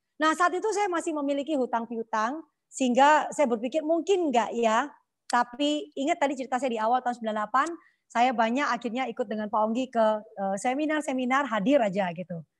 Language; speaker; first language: Indonesian; native; Indonesian